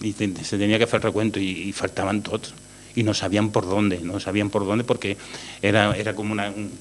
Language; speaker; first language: Spanish; native; Spanish